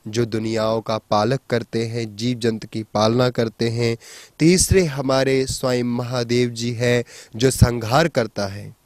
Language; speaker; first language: Hindi; non-native, local second language; Punjabi